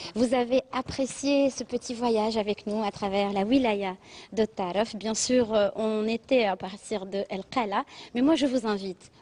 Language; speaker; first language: French; non-native, local second language; Arabic